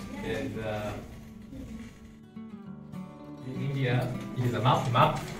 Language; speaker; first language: English; non-native, learner; Japanese